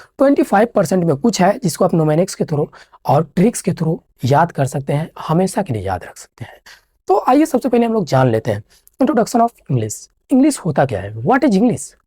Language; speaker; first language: Hindi; native; Hindi